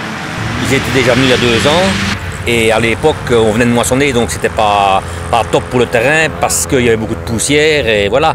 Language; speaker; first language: French; native; French